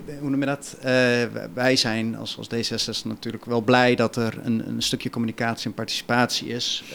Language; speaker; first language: Dutch; native; Dutch